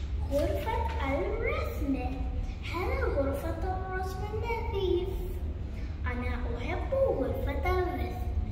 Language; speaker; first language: Arabic; non-native, learner; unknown